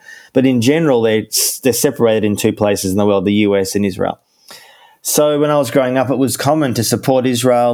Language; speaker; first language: English; native; English